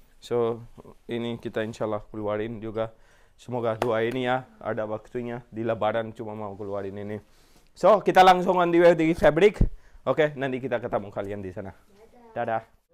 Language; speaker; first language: Indonesian; non-native, fluent; Urdu